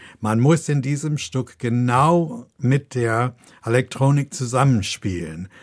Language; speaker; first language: German; non-native, fluent; English